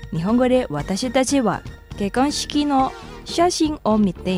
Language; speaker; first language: Japanese; non-native, fluent; Indonesian